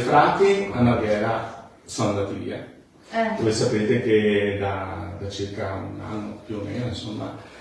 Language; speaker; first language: Italian; native; Italian